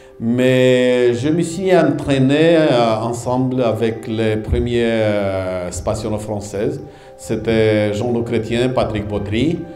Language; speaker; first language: French; non-native, fluent; Romanian